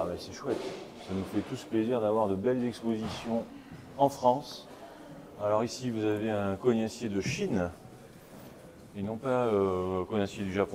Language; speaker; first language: French; native; French